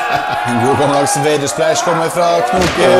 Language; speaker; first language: Norwegian; native; Norwegian